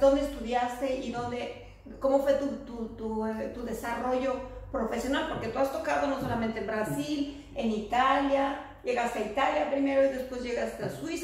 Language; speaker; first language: Spanish; native; Spanish